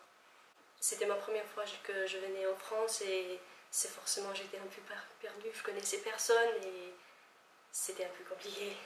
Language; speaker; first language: French; non-native, fluent; Albanian